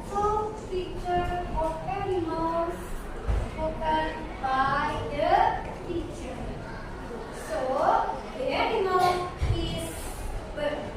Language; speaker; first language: English; non-native, learner; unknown